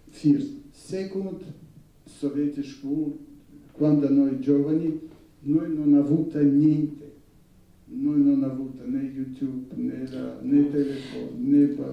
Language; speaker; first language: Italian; non-native, learner; Russian